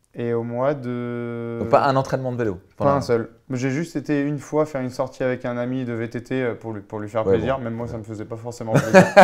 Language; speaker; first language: French; native; French